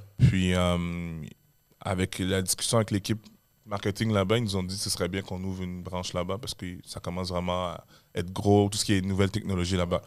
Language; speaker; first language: French; native; French